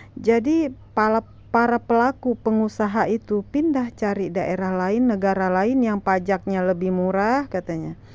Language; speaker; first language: Indonesian; native; Indonesian